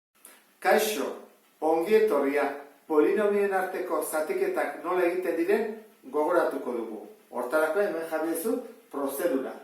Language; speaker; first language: Basque; native; Basque